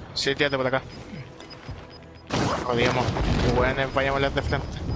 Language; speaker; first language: Spanish; native; Spanish